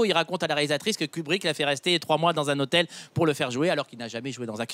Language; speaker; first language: French; native; French